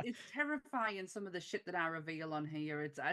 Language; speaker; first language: English; native; English